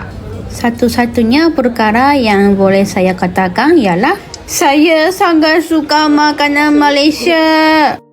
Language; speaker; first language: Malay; non-native, fluent; Japanese